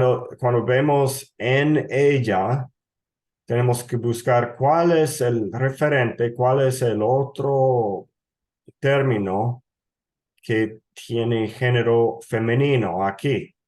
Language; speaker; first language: Spanish; non-native, fluent; English